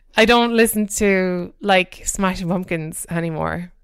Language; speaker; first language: English; native; English